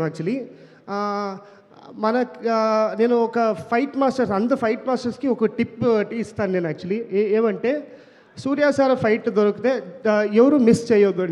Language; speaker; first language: Telugu; non-native, learner; Kannada